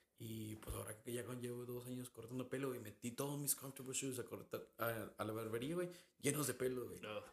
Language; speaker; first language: Spanish; early bilingual, heritage; Spanish